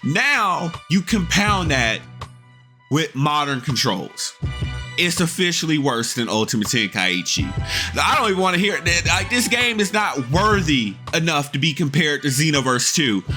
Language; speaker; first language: English; native; English